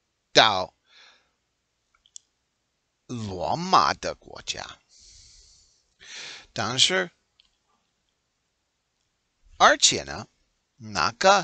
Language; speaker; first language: Chinese; non-native, learner; English